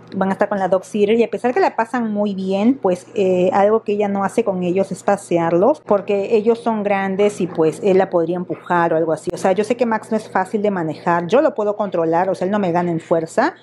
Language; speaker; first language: Spanish; native; Spanish